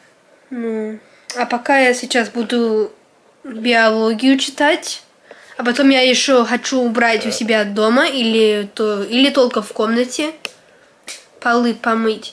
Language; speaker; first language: Russian; early bilingual, heritage; Russian